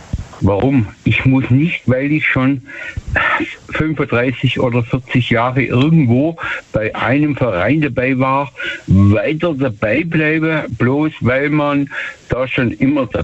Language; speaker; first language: German; native; German